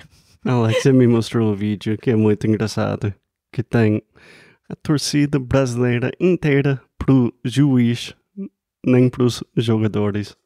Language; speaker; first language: Portuguese; non-native, fluent; English